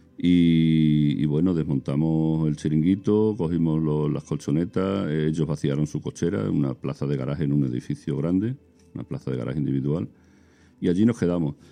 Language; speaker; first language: Spanish; native; Spanish